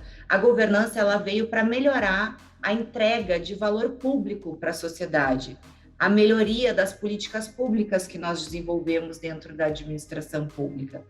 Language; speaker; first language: Portuguese; native; Portuguese